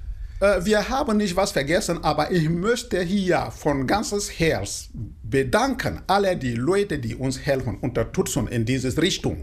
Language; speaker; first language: German; non-native, fluent; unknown